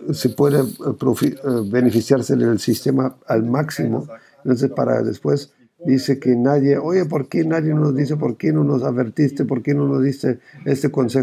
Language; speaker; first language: Spanish; non-native, fluent; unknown